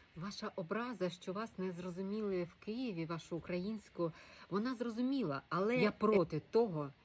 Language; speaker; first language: Ukrainian; non-native, local second language; Russian